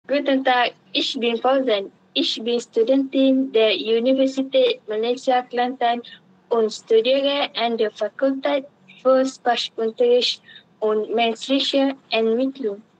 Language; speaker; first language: German; non-native, learner; Malay